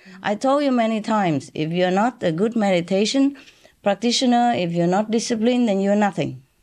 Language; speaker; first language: English; non-native, fluent; Vietnamese